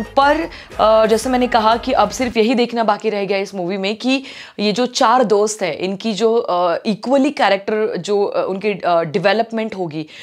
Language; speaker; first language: Hindi; non-native, local second language; Marathi